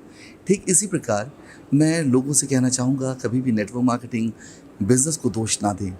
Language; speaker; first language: Hindi; native; Hindi